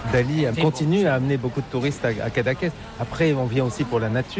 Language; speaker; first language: French; native; French